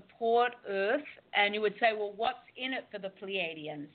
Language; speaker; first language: English; native; English